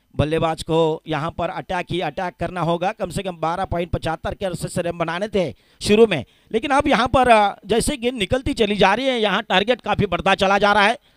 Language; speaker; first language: Hindi; non-native, local second language; Marathi